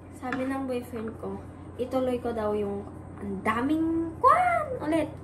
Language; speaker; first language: Filipino; non-native, local second language; Iloko